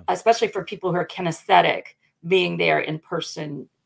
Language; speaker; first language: English; native; English